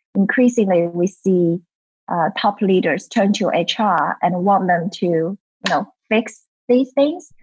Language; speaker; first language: English; non-native, fluent; Chinese